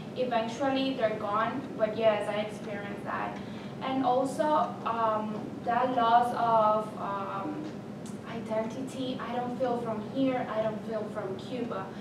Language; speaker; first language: English; early bilingual, other home language; Spanish